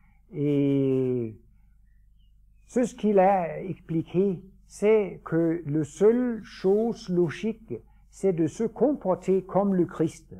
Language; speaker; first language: French; non-native, fluent; Danish